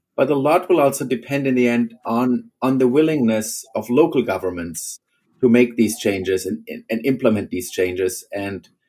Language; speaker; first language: English; non-native, fluent; German